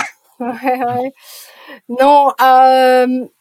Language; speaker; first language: French; native; French